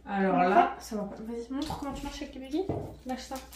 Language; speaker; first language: French; native; French